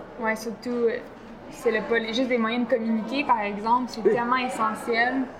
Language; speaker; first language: French; native; French